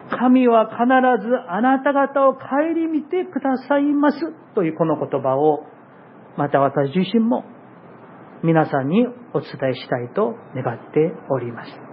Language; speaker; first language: Japanese; non-native, fluent; Korean